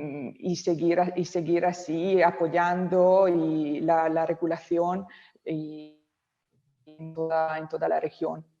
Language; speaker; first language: Spanish; non-native, local second language; Italian